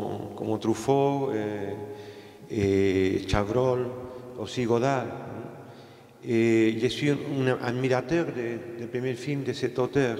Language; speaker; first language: French; non-native, fluent; Spanish